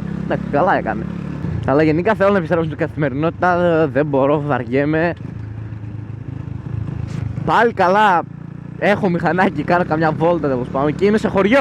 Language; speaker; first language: Greek; native; Greek